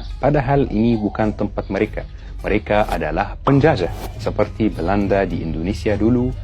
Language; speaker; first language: Indonesian; non-native, fluent; Arabic